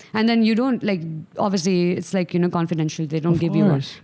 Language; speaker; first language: English; non-native, local second language; Sindhi